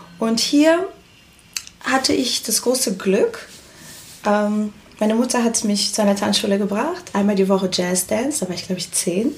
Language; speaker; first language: German; early bilingual, other home language; Portuguese